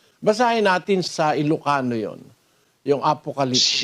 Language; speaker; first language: Filipino; native; Filipino